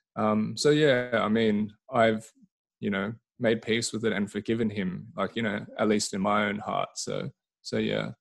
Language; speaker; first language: English; native; English